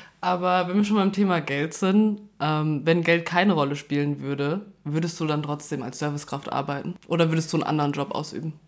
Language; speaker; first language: German; native; German